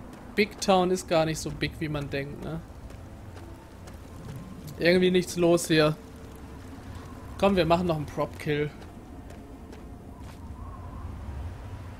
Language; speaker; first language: German; native; German